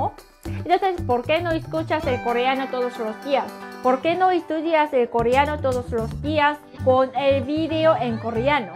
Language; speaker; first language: Spanish; non-native, fluent; Korean